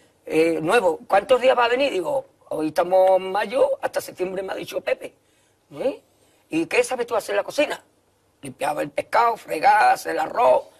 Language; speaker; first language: Spanish; native; Spanish